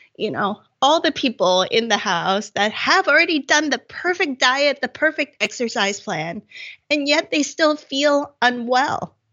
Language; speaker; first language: English; non-native, local second language; Cantonese